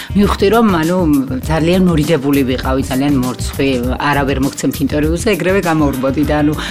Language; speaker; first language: Georgian; native; Georgian